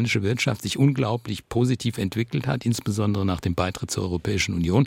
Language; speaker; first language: German; native; German